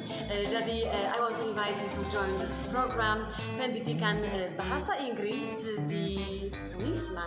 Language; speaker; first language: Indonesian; non-native, learner; Polish